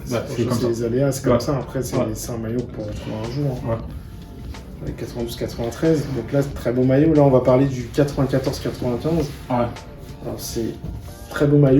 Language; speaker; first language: French; native; French